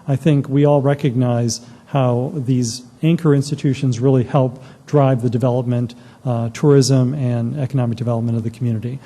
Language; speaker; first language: English; native; English